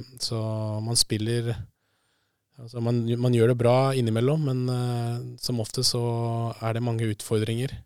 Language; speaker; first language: Norwegian; early bilingual, other home language; Spanish